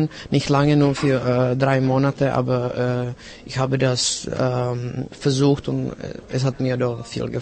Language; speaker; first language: German; non-native, fluent; Czech